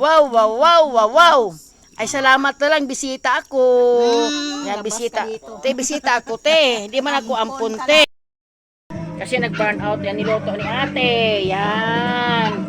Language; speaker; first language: Filipino; non-native, local second language; Masbatenyo